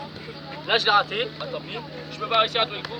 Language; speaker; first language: French; native; French